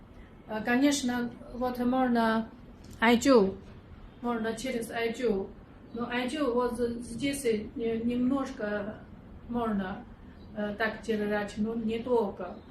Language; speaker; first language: Russian; non-native, learner; Chinese